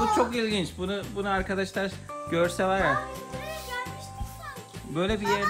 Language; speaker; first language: Turkish; native; Turkish